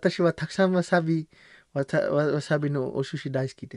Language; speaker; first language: Japanese; non-native, learner; Samoan